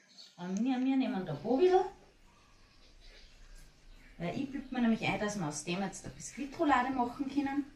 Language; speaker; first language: German; native; German